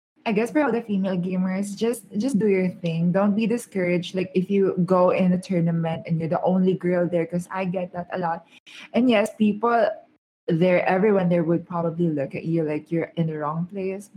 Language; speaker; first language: English; non-native, local second language; Filipino